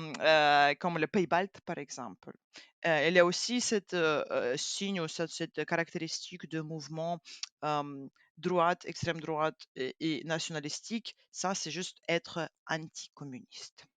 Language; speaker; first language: French; non-native, fluent; Ukrainian